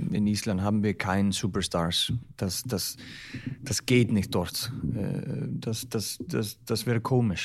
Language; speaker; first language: German; non-native, learner; Icelandic